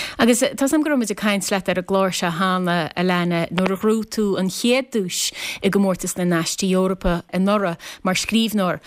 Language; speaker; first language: Irish; native; Irish